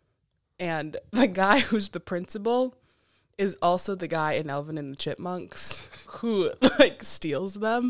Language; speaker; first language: English; native; English